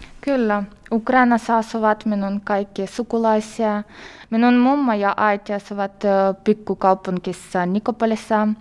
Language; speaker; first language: Finnish; non-native, learner; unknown